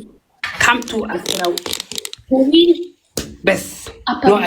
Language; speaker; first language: English; non-native, learner; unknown